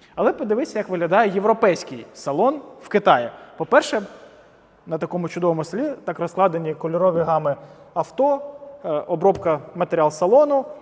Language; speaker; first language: Ukrainian; non-native, local second language; Russian